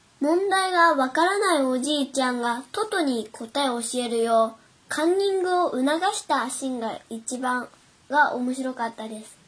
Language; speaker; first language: Japanese; non-native, learner; Chinese